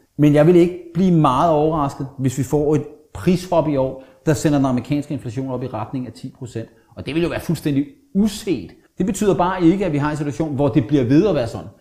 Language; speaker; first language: Danish; native; Danish